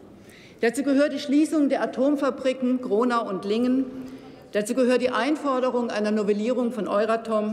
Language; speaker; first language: German; native; German